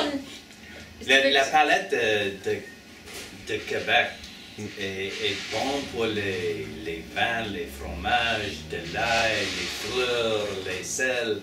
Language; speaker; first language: French; non-native, learner; English